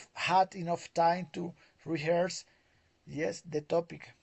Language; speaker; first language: English; non-native, learner; Spanish